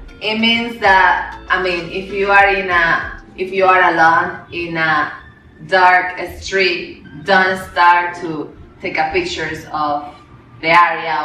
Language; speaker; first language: English; non-native, learner; Spanish